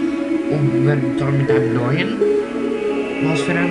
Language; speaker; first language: German; non-native, learner; Spanish